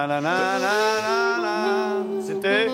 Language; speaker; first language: French; native; French